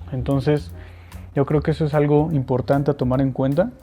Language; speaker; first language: Spanish; native; Spanish